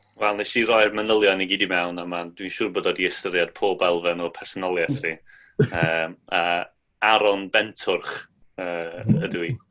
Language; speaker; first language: Welsh; native; Welsh